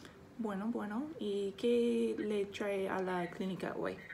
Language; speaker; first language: Spanish; non-native, learner; English